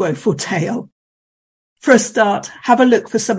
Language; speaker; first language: English; native; English